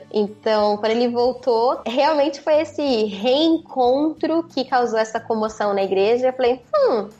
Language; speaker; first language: Portuguese; native; Portuguese